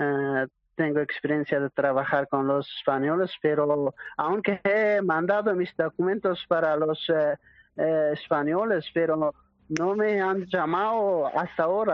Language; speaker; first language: Spanish; non-native, learner; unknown